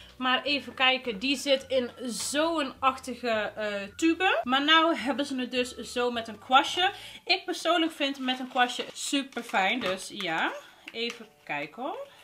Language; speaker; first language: Dutch; early bilingual, other home language; Arabic